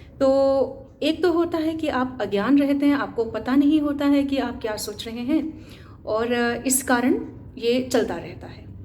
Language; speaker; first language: Hindi; non-native, local second language; Assamese